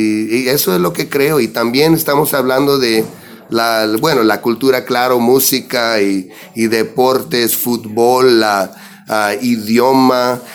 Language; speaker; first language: Spanish; early bilingual, heritage; English